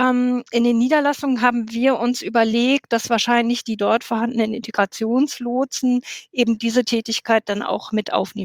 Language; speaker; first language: German; native; German